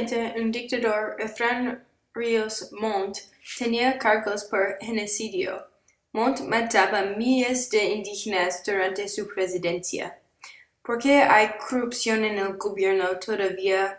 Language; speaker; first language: Spanish; non-native, learner; English